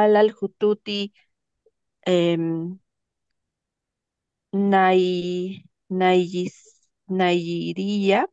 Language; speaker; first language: Arabic; non-native, learner; Spanish